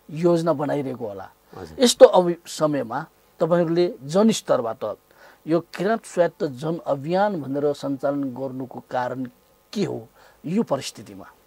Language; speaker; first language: Nepali; native; Nepali